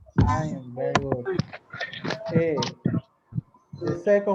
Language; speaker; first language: English; non-native, learner; Spanish